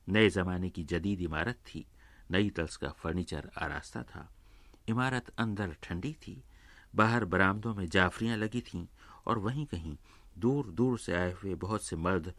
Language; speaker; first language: Urdu; native; Urdu